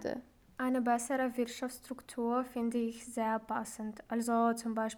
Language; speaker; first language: German; non-native, learner; Ukrainian